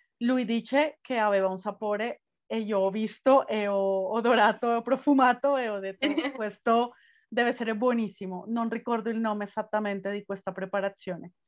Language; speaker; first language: Italian; non-native, fluent; Spanish